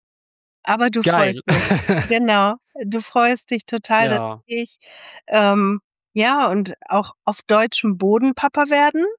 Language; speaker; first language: German; native; German